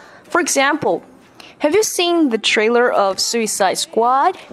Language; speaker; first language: English; non-native, fluent; Chinese